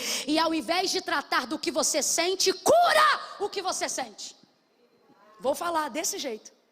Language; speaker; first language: Portuguese; native; Portuguese